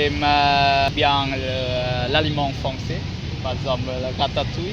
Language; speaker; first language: French; non-native, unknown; Vietnamese